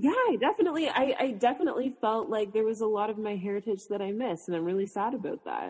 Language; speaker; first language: English; native; English